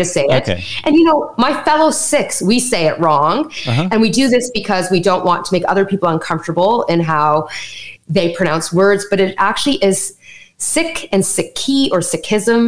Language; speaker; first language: English; native; English